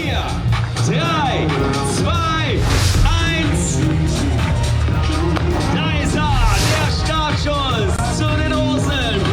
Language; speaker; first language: German; native; German